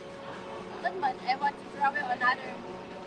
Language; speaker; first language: English; non-native, learner; Thai